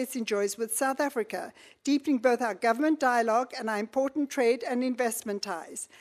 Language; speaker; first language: English; native; English